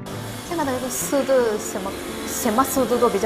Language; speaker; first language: Chinese; non-native, learner; Japanese